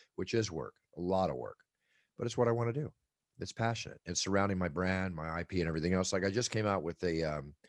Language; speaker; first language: English; native; English